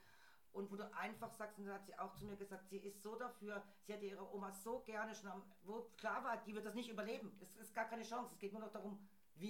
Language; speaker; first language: German; native; German